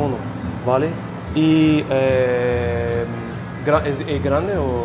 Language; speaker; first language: Spanish; non-native, learner; English